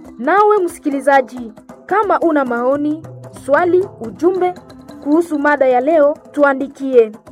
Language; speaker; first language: Swahili; non-native, local second language; Nande